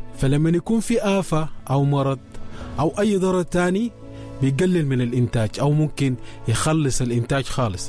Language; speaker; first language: Arabic; native; Arabic